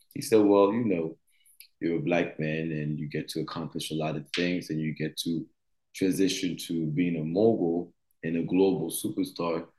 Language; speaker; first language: English; early bilingual, other home language; French